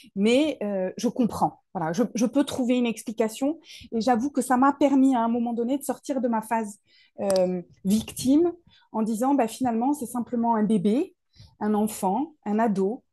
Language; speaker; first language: French; native; French